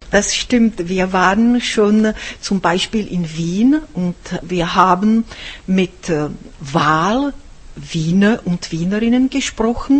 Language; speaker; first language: German; non-native, fluent; Czech